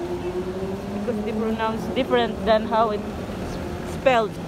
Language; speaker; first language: English; non-native, local second language; Filipino